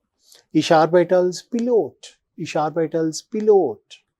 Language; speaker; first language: German; non-native, fluent; Telugu